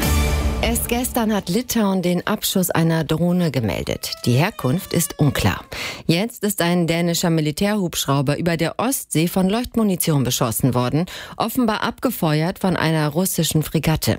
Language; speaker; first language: German; native; German